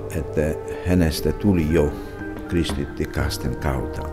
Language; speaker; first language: Finnish; non-native, fluent; Polish